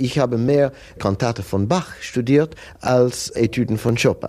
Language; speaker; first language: German; non-native, learner; English